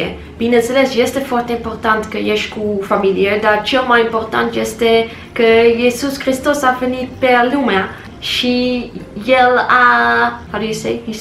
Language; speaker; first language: Romanian; non-native, learner; English